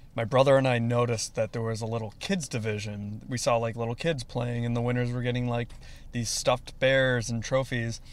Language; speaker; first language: English; native; English